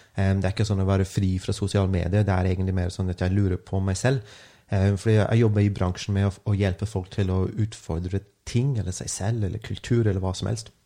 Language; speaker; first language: Norwegian; non-native, fluent; English